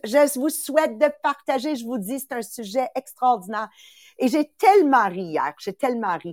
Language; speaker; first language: French; native; French